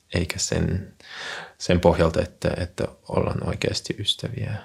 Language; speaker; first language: Finnish; non-native, fluent; Russian